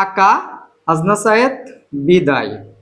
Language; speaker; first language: Russian; non-native, learner; Bangla